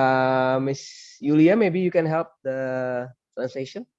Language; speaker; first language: English; non-native, learner; Indonesian